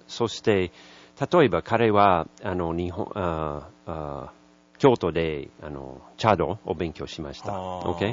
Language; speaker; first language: Japanese; non-native, learner; English